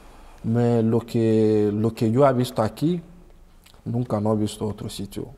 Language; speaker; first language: Spanish; non-native, learner; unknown